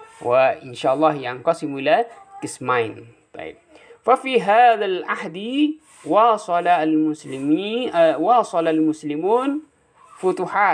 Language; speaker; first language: Arabic; non-native, fluent; Indonesian